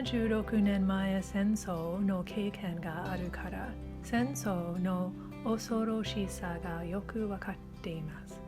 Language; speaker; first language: Japanese; non-native, learner; English